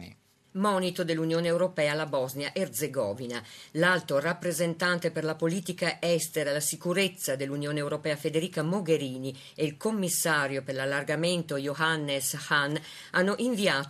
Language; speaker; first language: Italian; native; Italian